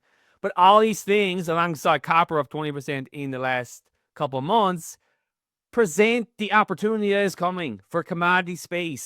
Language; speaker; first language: English; native; English